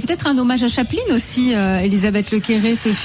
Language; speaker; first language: French; native; French